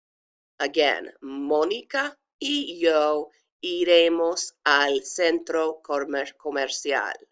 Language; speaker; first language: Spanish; non-native, fluent; English